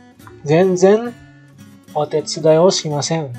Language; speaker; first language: Japanese; non-native, fluent; Indonesian